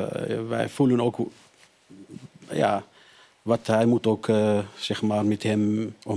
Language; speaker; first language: Dutch; non-native, learner; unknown